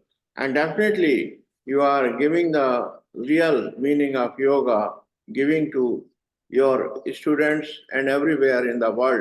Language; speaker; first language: English; non-native, learner; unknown